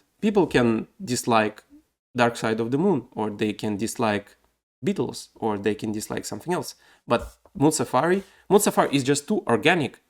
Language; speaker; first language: English; non-native, fluent; Russian